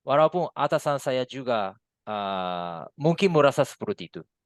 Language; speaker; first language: Indonesian; non-native, fluent; Japanese